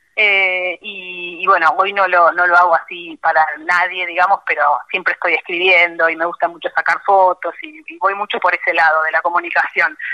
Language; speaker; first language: Spanish; native; Spanish